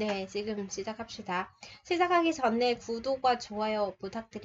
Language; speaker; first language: Korean; non-native, fluent; Vietnamese